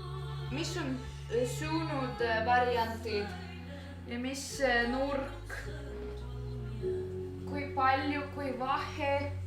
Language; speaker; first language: Estonian; non-native, learner; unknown